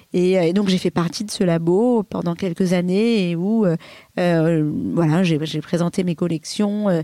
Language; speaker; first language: French; early bilingual, other home language; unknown